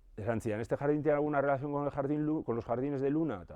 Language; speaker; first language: Spanish; non-native, local second language; Basque